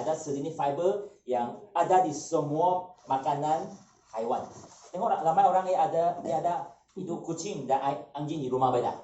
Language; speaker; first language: Malay; non-native, local second language; Chinese